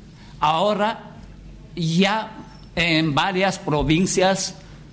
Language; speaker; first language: Spanish; non-native, fluent; Chinese